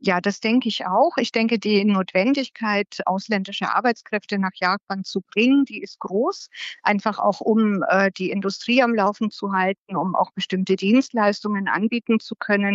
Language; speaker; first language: German; native; German